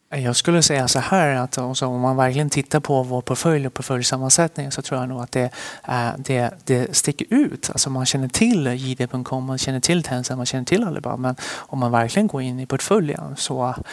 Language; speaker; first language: Swedish; early bilingual, other home language; Chinese